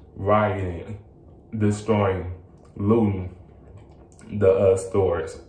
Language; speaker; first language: English; native; English